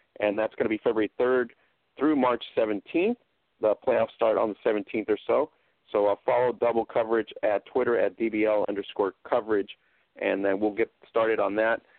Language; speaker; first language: English; early bilingual, other home language; Spanish